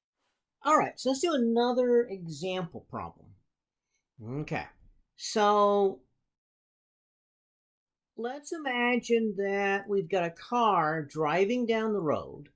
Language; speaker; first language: English; native; English